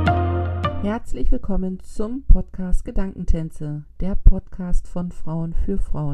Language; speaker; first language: German; native; German